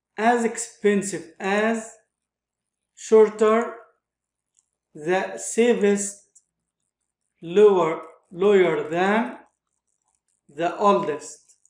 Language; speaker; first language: English; non-native, fluent; Arabic